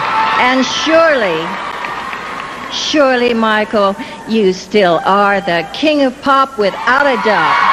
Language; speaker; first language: English; native; English